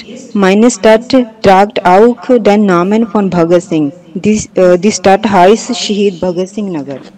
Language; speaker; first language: German; non-native, learner; Punjabi